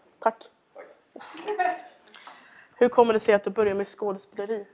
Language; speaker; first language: Swedish; native; Swedish